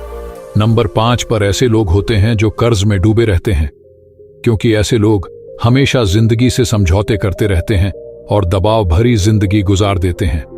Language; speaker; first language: Hindi; native; Hindi